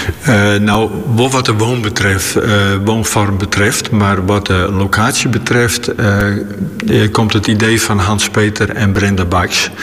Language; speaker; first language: Dutch; native; Dutch